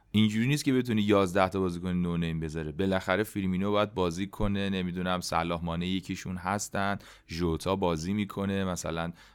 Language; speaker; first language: Persian; native; Persian